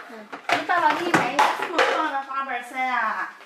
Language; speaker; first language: Chinese; native; Chinese